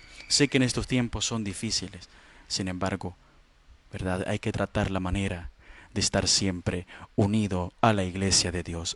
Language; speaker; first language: Spanish; native; Spanish